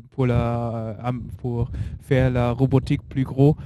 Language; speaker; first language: French; non-native, learner; German